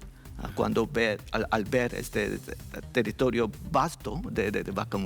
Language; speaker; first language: Spanish; non-native, learner; Korean